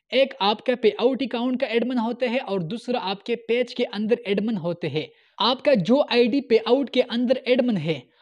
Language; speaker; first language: Urdu; native; Urdu